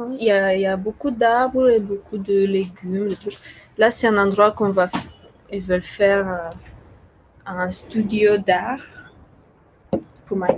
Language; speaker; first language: French; non-native, fluent; Romanian